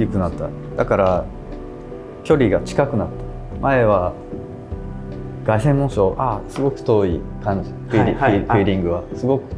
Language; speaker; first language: Japanese; non-native, fluent; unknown